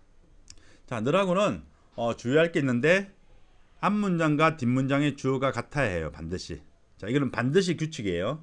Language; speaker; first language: Korean; native; Korean